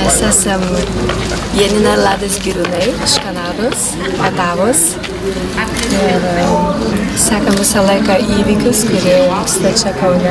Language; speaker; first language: Lithuanian; early bilingual, heritage; Lithuanian